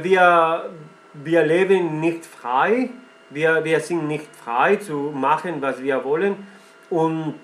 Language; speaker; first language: German; non-native, learner; Spanish